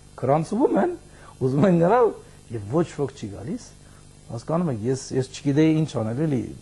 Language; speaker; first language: Armenian; early bilingual, heritage; Armenian